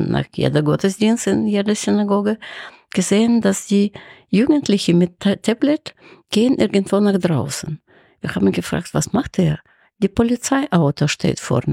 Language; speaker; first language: German; non-native, fluent; Russian